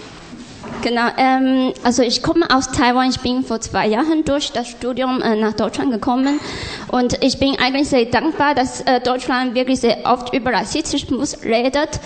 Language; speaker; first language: German; non-native, learner; Chinese